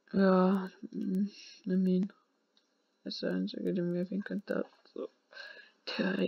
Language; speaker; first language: German; native; German